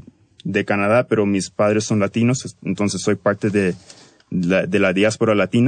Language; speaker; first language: Spanish; early bilingual, heritage; Spanish